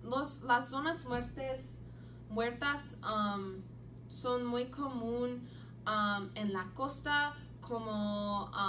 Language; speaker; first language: Spanish; non-native, learner; English